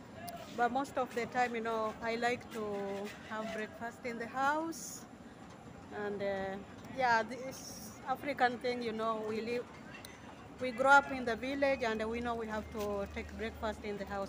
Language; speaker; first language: English; non-native, learner; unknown